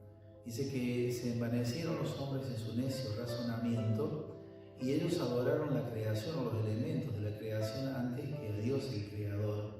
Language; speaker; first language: Spanish; native; Spanish